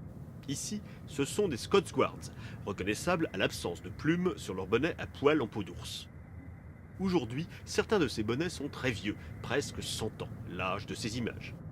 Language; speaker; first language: French; native; French